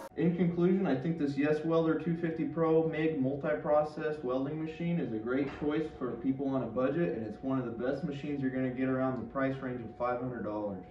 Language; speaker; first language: English; native; English